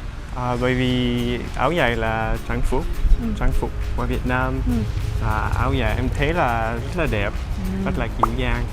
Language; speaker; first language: Vietnamese; non-native, learner; English